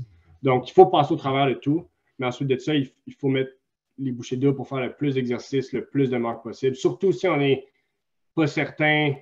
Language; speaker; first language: French; native; French